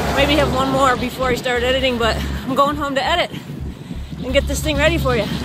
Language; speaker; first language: English; native; English